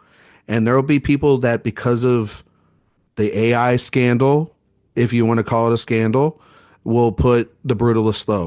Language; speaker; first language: English; native; English